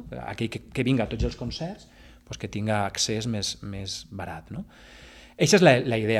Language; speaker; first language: Catalan; native; Catalan